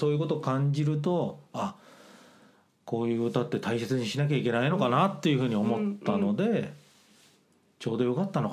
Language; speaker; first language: Japanese; native; Japanese